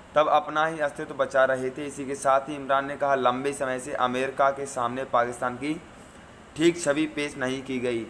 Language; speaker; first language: Hindi; native; Hindi